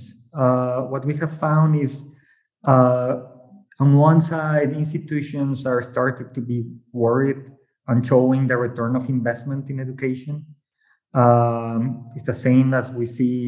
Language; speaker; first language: English; non-native, fluent; Spanish